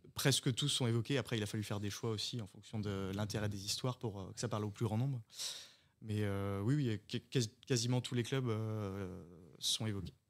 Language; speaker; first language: French; native; French